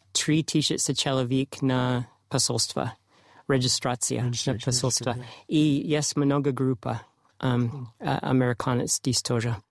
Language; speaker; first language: Russian; non-native, learner; English